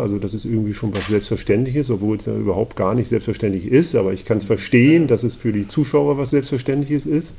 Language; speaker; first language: German; native; German